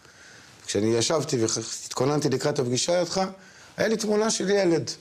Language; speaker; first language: Hebrew; native; Hebrew